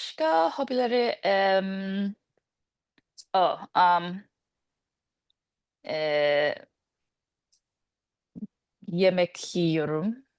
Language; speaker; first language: Turkish; non-native, learner; English